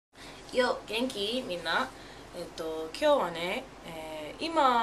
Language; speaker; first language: Japanese; non-native, learner; English